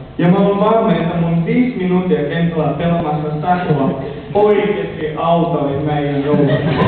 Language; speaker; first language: Finnish; non-native, learner; English